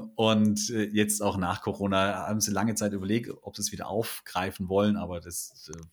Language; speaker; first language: German; native; German